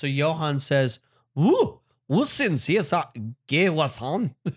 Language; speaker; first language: German; non-native, learner; English